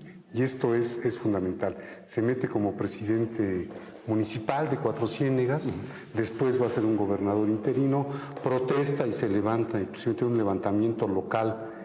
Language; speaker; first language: Spanish; native; Spanish